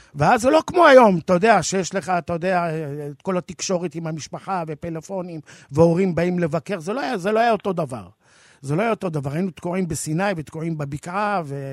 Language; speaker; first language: Hebrew; native; Hebrew